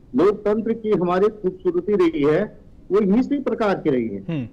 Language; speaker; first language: Hindi; native; Hindi